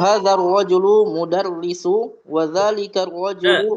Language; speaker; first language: Arabic; non-native, learner; Indonesian